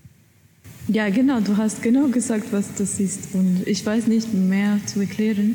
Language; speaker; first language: German; non-native, learner; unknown